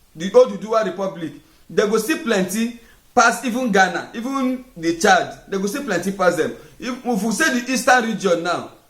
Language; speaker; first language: Nigerian Pidgin; non-native, local second language; Igbo